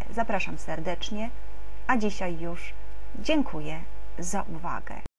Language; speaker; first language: Polish; native; Polish